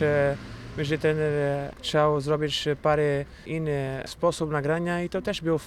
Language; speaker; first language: Polish; non-native, fluent; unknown